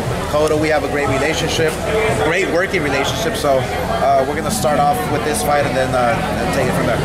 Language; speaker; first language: English; early bilingual, other home language; Spanish